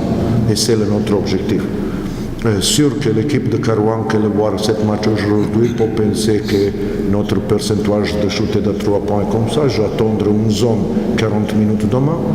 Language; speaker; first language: French; non-native, learner; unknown